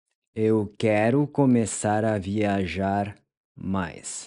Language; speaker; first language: Portuguese; non-native, fluent; English